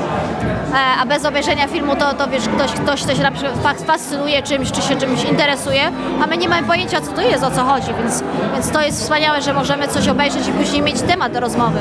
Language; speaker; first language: Polish; native; Polish